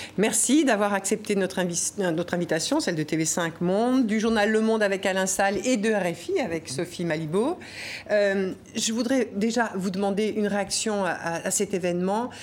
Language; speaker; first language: French; native; French